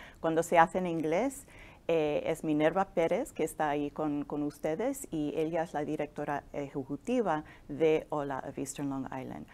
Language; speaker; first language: Spanish; non-native, fluent; English